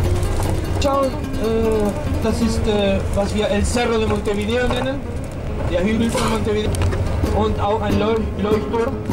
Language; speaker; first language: German; non-native, fluent; Spanish